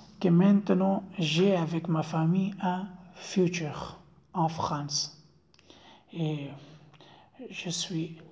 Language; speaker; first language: French; non-native, learner; Pashto